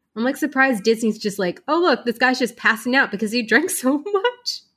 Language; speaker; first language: English; early bilingual, other home language; Hindi